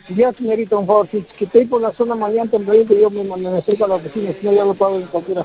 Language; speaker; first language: Spanish; native; Spanish